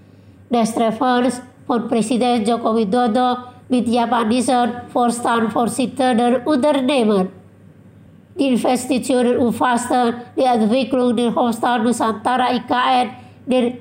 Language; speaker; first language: German; non-native, learner; Indonesian